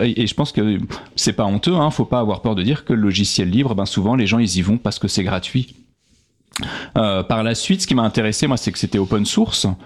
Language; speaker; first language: French; native; French